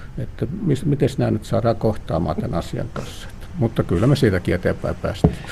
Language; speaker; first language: Finnish; native; Finnish